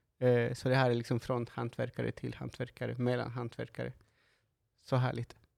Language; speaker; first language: Swedish; non-native, fluent; Spanish